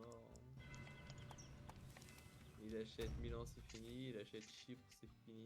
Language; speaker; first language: French; native; French